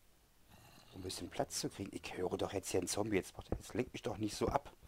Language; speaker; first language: German; native; German